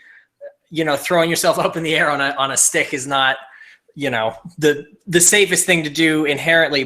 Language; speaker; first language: English; native; English